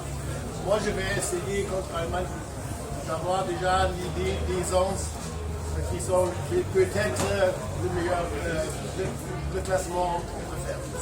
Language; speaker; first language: French; non-native, fluent; German